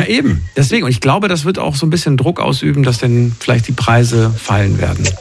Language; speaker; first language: German; native; German